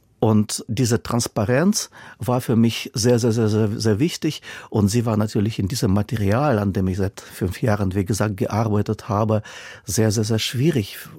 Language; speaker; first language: German; non-native, fluent; Russian